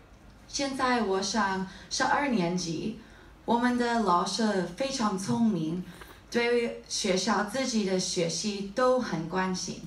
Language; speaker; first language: Chinese; non-native, learner; English